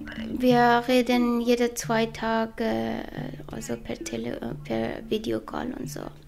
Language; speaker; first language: German; non-native, learner; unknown